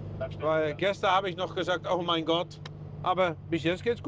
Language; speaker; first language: German; native; German